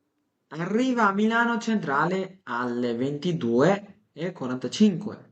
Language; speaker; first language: Italian; non-native, fluent; Bangla